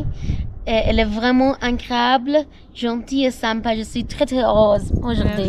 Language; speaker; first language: French; non-native, learner; Persian